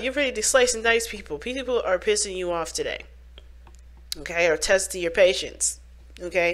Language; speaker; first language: English; native; English